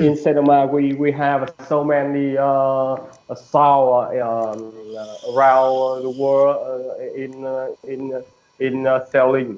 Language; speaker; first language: English; non-native, learner; Vietnamese